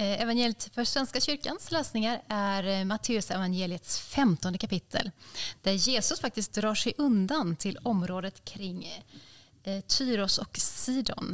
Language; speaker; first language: Swedish; native; Swedish